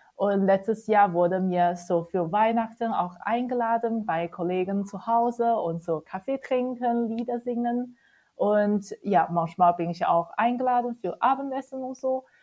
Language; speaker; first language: German; non-native, fluent; Chinese